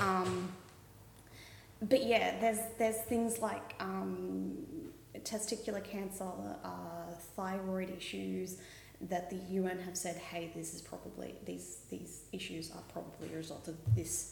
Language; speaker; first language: English; native; English